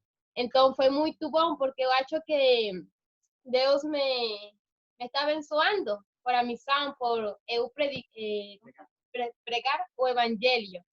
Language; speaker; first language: Portuguese; non-native, learner; Spanish